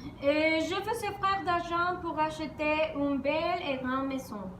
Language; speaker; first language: French; non-native, learner; Spanish